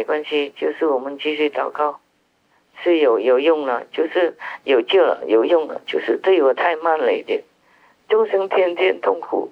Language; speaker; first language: Chinese; non-native, fluent; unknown